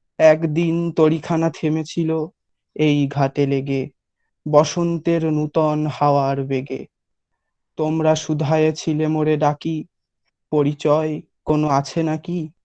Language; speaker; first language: Bangla; native; Bangla